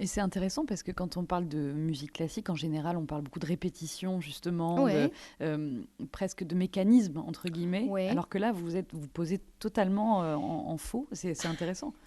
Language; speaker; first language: French; native; French